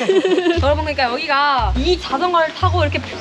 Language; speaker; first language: Korean; native; Korean